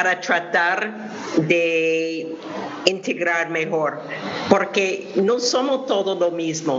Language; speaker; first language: Spanish; non-native, fluent; English